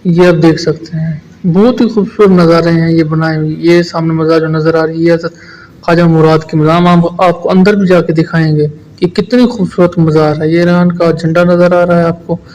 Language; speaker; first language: Urdu; native; Urdu